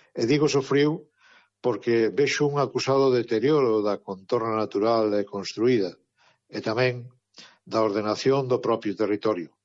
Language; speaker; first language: Galician; native; Galician